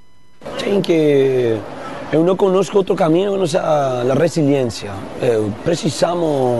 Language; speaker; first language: Portuguese; non-native, learner; Spanish